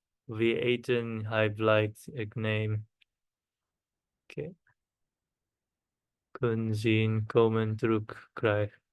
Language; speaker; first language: Dutch; non-native, learner; Korean